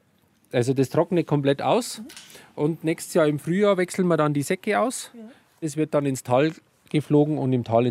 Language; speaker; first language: German; native; German